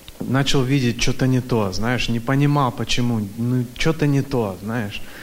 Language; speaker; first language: Russian; early bilingual, heritage; Russian